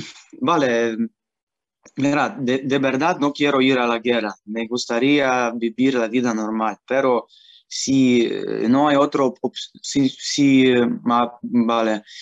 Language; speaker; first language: Spanish; non-native, learner; Ukrainian